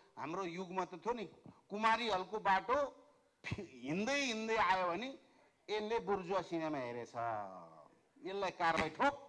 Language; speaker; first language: Nepali; native; Nepali